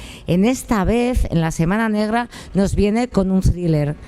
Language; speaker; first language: Spanish; native; Spanish